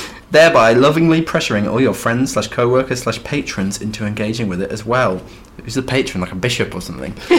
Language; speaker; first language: English; native; English